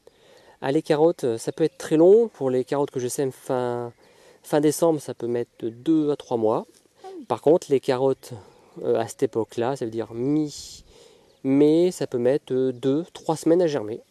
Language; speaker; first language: French; native; French